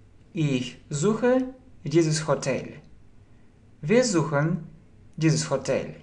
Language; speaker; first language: German; non-native, fluent; Russian